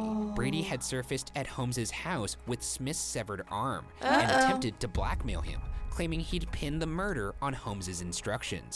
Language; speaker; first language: English; native; English